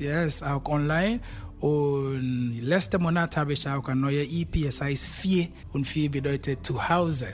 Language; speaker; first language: German; non-native, fluent; Akan